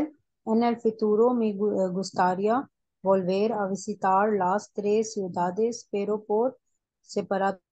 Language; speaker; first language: Spanish; non-native, learner; Urdu